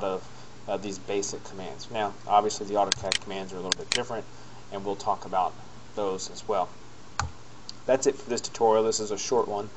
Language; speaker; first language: English; native; English